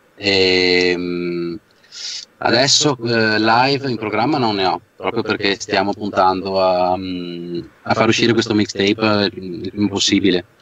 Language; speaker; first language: Italian; native; Italian